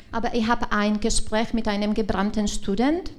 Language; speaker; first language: German; non-native, learner; Czech